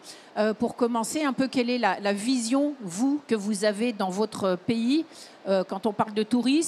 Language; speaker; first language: French; native; French